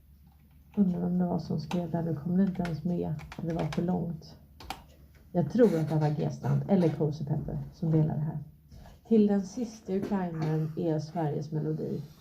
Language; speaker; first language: Swedish; native; Swedish